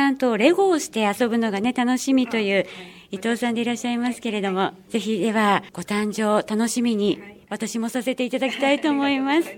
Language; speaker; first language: Japanese; native; Japanese